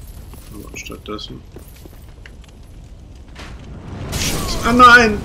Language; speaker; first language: German; native; German